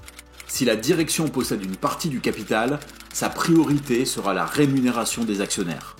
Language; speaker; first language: French; native; French